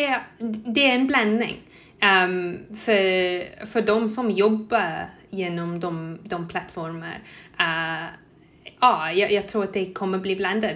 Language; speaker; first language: Swedish; non-native, fluent; English